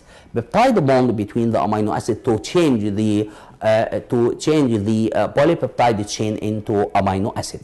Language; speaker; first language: English; non-native, local second language; Arabic